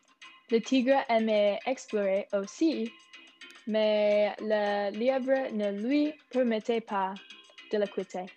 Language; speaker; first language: French; non-native, learner; English